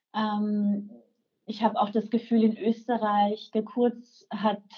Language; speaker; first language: German; native; German